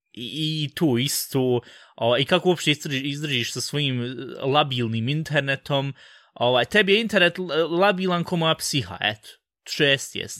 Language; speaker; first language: Bosnian; early bilingual, heritage; Bosnian